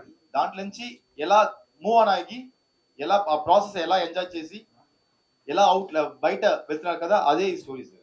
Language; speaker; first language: Telugu; non-native, local second language; Tamil